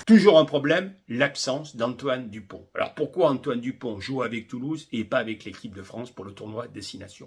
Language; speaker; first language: French; native; French